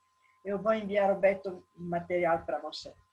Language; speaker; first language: Portuguese; non-native, learner; Italian